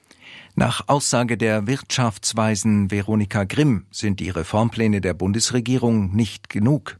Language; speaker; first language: German; native; German